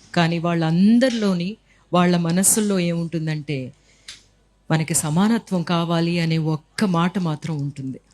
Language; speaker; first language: Telugu; native; Telugu